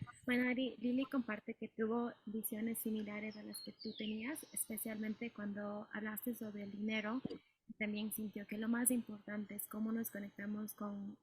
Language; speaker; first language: Spanish; non-native, fluent; English